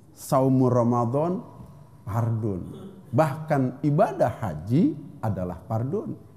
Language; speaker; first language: Indonesian; non-native, local second language; Sundanese